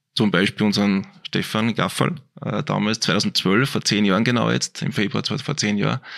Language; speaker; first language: German; native; German